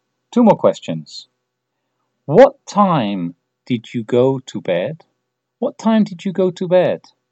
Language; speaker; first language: English; native; English